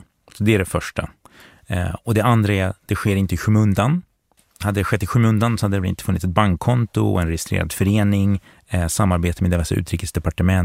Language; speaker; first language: Swedish; native; Swedish